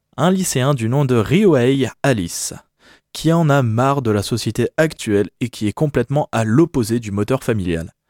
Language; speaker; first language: French; native; French